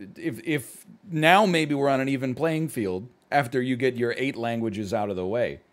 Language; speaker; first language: English; native; English